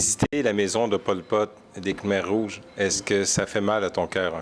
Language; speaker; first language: French; native; French